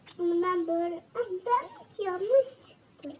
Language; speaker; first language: Turkish; native; Turkish